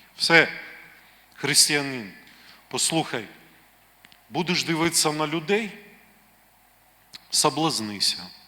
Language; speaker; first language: Ukrainian; native; Ukrainian